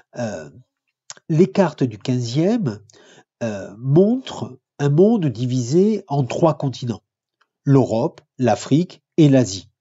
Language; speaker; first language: French; native; French